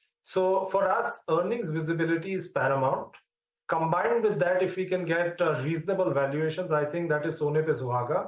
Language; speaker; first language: English; non-native, local second language; Hindi